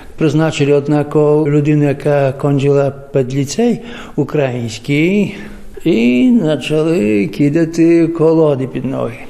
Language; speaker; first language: Ukrainian; early bilingual, heritage; Ukrainian